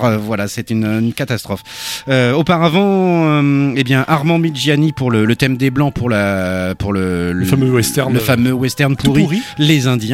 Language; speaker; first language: French; native; French